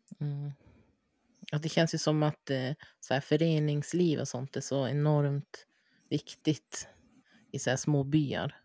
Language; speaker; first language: Swedish; native; Swedish